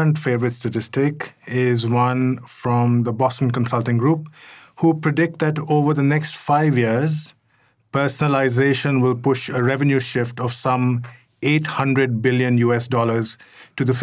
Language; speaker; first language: English; non-native, local second language; Hindi